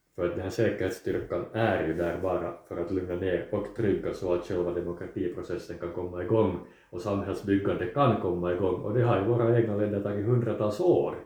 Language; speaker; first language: Swedish; native; Swedish